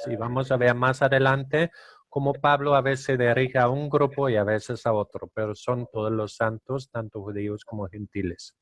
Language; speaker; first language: Spanish; non-native, fluent; Danish